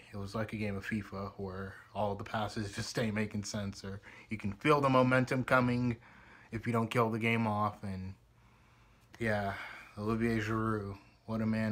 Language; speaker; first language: English; native; English